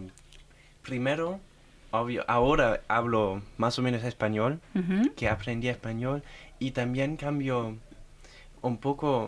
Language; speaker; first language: Spanish; non-native, fluent; German